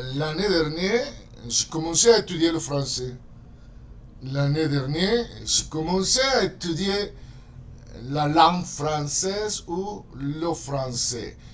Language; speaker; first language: French; non-native, fluent; Spanish